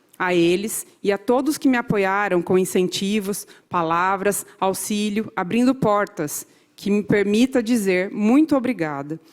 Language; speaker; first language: Portuguese; native; Portuguese